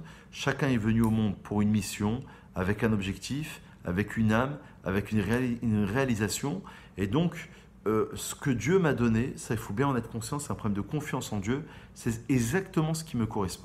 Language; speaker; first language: French; native; French